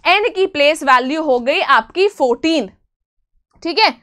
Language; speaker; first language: Hindi; native; Hindi